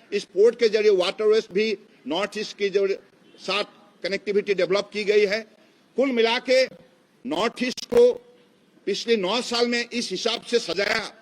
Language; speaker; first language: Hindi; non-native, local second language; Assamese